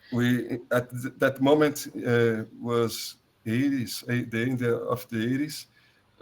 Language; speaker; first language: English; non-native, learner; Portuguese